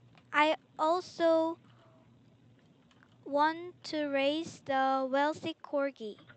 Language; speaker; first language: English; non-native, learner; Korean